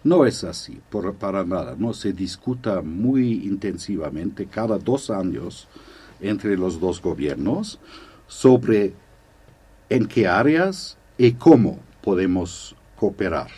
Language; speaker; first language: Spanish; non-native, fluent; German